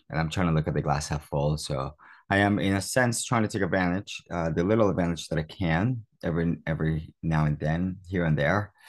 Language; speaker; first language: English; early bilingual, other home language; Spanish